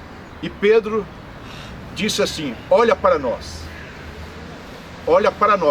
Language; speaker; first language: Portuguese; native; Portuguese